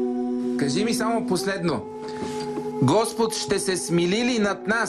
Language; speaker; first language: Bulgarian; native; Bulgarian